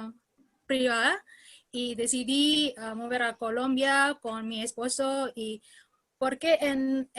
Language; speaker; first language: Spanish; non-native, learner; Indonesian